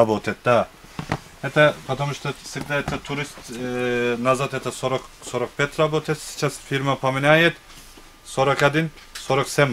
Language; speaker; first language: Russian; non-native, learner; Turkish